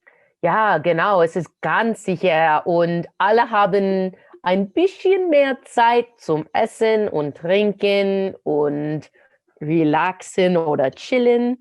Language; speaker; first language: German; non-native, fluent; English